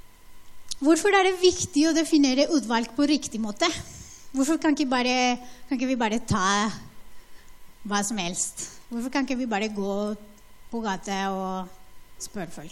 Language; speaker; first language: Norwegian; non-native, fluent; Spanish